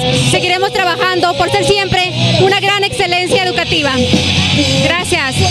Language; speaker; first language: Spanish; native; Spanish